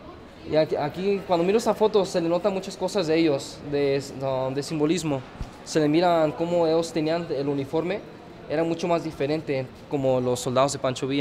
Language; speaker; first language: Spanish; early bilingual, other home language; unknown